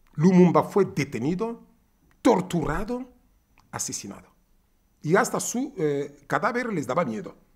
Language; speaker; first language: Spanish; non-native, fluent; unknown